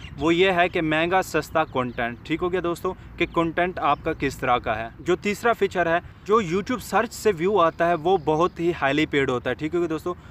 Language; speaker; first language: Urdu; native; Urdu